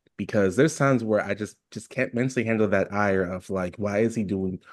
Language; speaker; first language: English; native; English